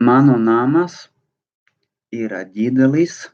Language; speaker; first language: Lithuanian; non-native, learner; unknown